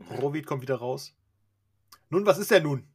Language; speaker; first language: German; native; German